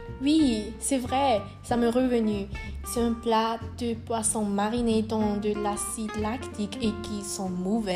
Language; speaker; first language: French; non-native, learner; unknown